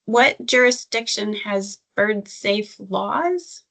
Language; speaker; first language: English; native; English